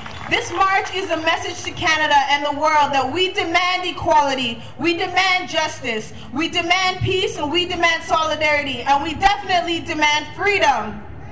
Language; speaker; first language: English; native; English